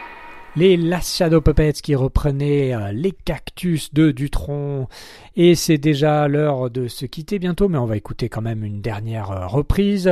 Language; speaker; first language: French; native; French